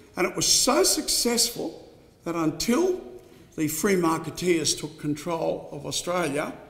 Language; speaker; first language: English; native; English